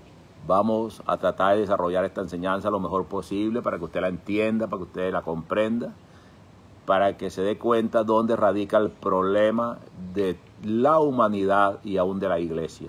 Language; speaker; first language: Spanish; native; Spanish